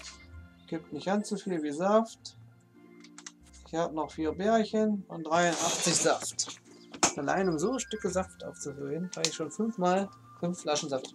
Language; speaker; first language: German; native; German